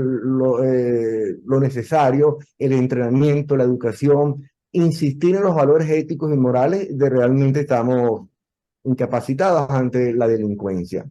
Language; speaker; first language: Spanish; native; Spanish